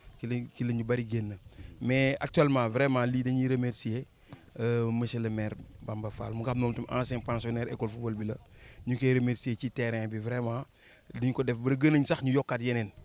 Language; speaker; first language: Wolof; native; Wolof